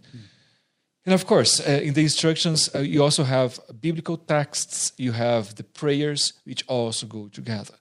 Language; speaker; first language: English; non-native, fluent; Portuguese